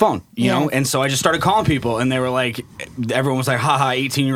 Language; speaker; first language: English; native; English